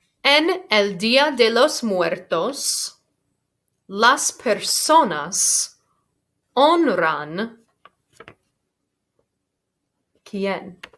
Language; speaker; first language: Spanish; non-native, fluent; English